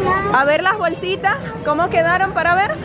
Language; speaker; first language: Spanish; native; Spanish